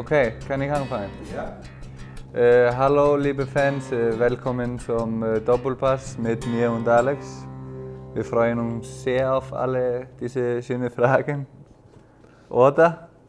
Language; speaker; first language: German; non-native, fluent; Icelandic